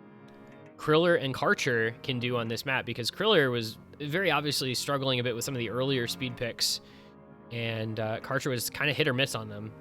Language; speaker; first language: English; native; English